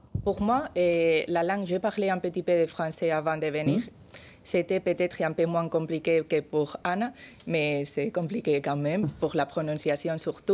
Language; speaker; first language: French; non-native, learner; Spanish